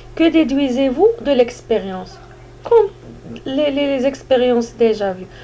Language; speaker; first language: French; non-native, local second language; Arabic